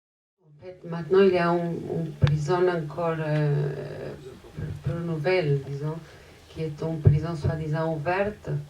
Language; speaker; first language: French; non-native, fluent; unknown